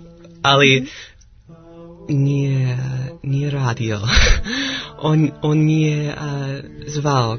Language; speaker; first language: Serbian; non-native, learner; English